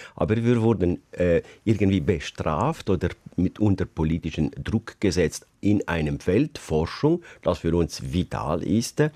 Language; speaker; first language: German; non-native, local second language; Italian